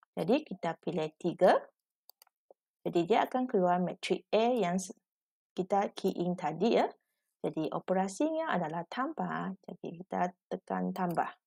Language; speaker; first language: Malay; non-native, local second language; Chinese